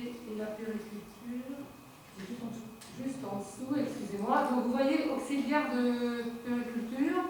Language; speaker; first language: French; native; French